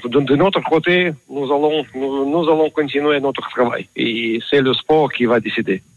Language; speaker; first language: French; non-native, learner; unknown